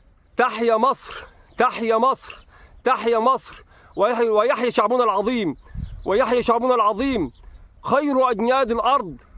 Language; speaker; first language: Arabic; native; Arabic